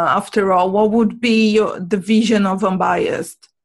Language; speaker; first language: English; non-native, fluent; Portuguese